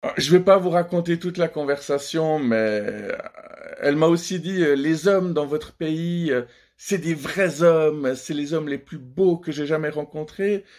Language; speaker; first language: French; early bilingual, other home language; Persian